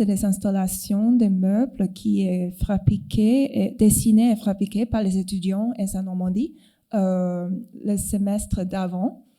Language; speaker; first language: French; non-native, fluent; Cantonese